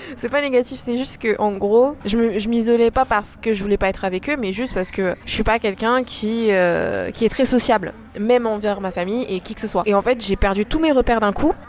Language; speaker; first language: French; native; French